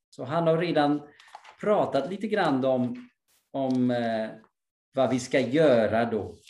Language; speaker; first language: Swedish; non-native, fluent; English